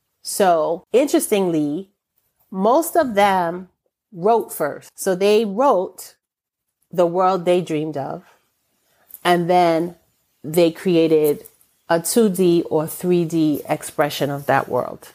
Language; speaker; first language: English; native; English